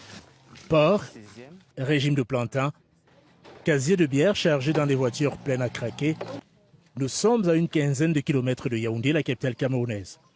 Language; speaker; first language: French; native; French